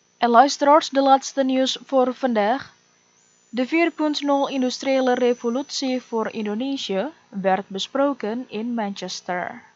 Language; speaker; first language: Dutch; non-native, fluent; Indonesian